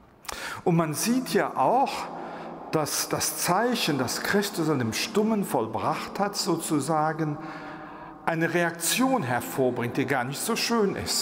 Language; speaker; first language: German; non-native, local second language; Luxembourgish